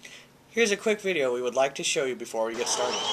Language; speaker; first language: English; native; English